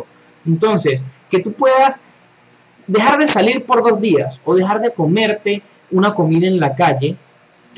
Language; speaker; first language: Spanish; native; Spanish